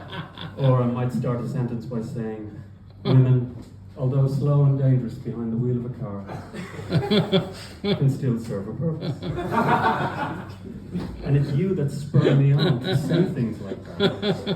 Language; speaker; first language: English; native; English